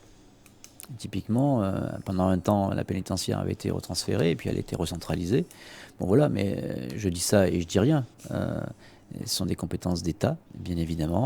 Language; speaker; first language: French; native; French